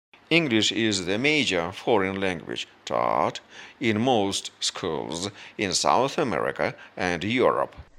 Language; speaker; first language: English; non-native, fluent; Russian